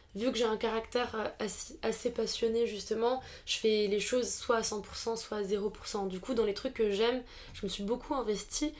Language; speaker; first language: French; native; French